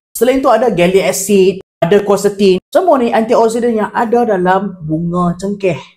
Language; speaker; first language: Malay; native; Malay